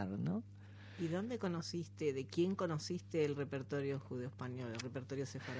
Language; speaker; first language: Spanish; native; Spanish